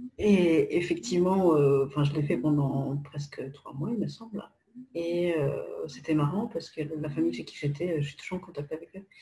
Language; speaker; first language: French; non-native, fluent; Polish